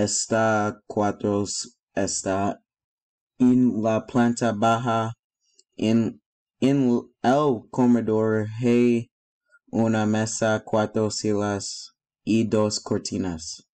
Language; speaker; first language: Spanish; non-native, learner; English